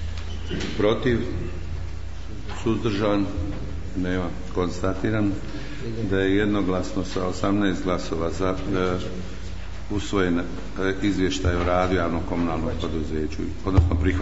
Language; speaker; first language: Croatian; native; Croatian